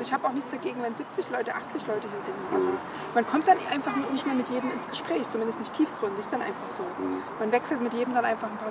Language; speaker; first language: German; native; German